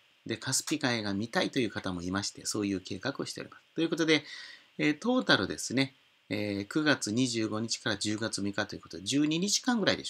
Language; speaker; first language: Japanese; native; Japanese